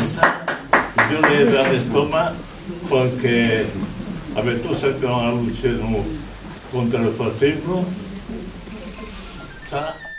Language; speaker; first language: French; non-native, fluent; Spanish